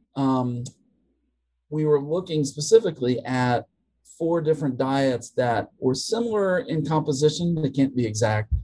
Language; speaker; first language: English; native; English